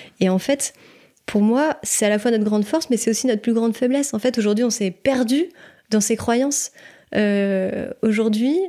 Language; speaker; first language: French; native; French